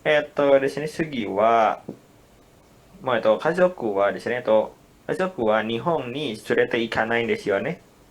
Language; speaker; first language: Japanese; non-native, learner; Indonesian